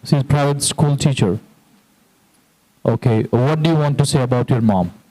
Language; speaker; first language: English; non-native, fluent; Hindi